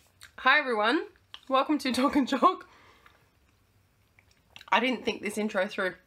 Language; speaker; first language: English; native; English